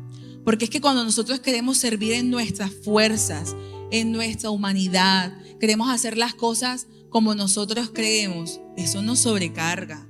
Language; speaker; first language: Spanish; native; Spanish